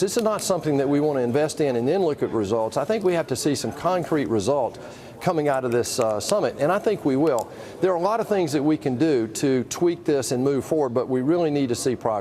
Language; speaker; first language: English; native; English